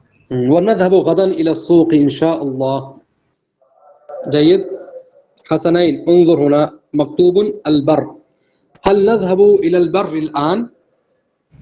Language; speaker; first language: Arabic; non-native, fluent; Urdu